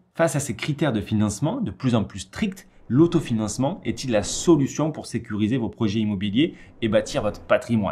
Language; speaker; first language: French; native; French